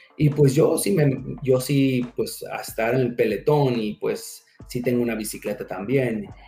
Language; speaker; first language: Spanish; early bilingual, heritage; Spanish